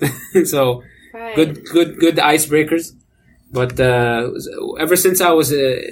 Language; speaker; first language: English; non-native, fluent; Arabic